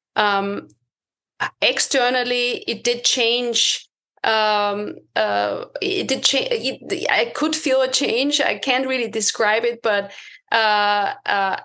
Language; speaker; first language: English; non-native, fluent; German